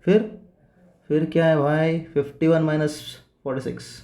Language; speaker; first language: Hindi; non-native, local second language; Marathi